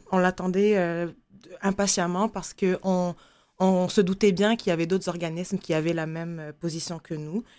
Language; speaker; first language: French; non-native, local second language; Arabic